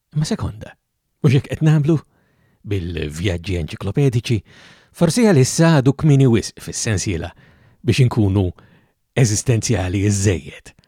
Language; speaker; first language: Maltese; native; Maltese